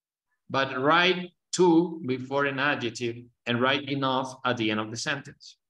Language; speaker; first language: English; non-native, fluent; Spanish